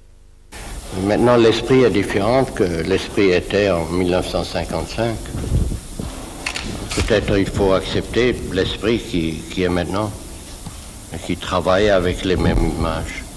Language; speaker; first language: French; non-native, fluent; Swiss German